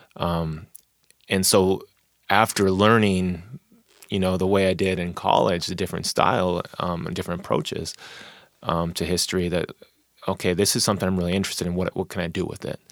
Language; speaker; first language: English; native; English